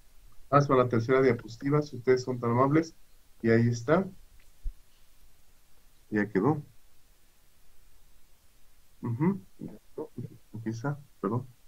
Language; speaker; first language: Spanish; native; Spanish